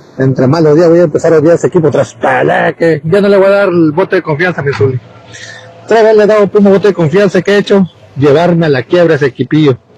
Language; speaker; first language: Spanish; native; Spanish